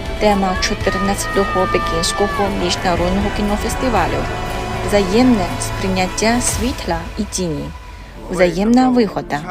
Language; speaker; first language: Ukrainian; non-native, learner; Chinese